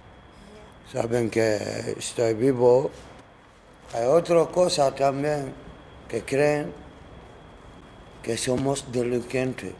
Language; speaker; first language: Spanish; non-native, learner; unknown